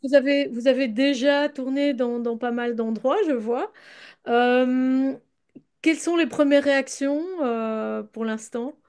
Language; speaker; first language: French; native; French